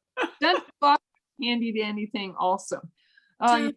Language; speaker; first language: English; native; English